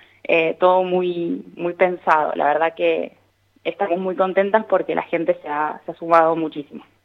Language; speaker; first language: Spanish; native; Spanish